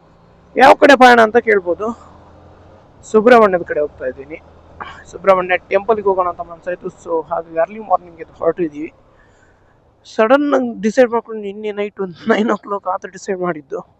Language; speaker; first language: Kannada; non-native, local second language; Tulu